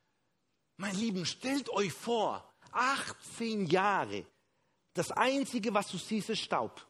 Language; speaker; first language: German; non-native, fluent; Spanish